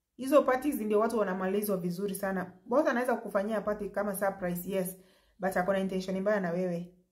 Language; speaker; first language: Swahili; native; Swahili